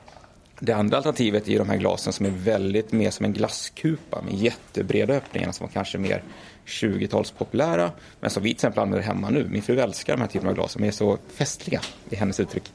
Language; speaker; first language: Swedish; native; Swedish